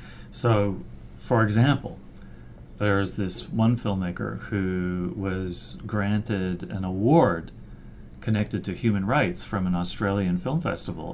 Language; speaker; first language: English; native; English